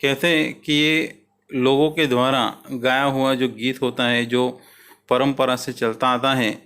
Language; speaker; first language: Hindi; non-native, local second language; Gujarati